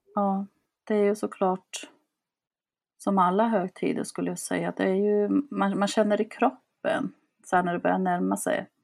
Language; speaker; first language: Swedish; early bilingual, other home language; Spanish